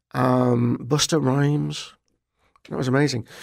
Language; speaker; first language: English; native; English